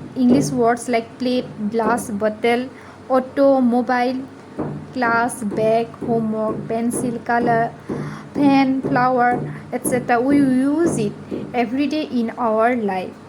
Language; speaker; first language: English; non-native, local second language; Assamese